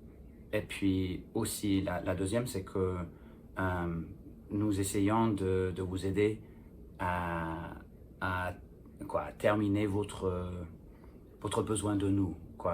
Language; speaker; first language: French; non-native, fluent; English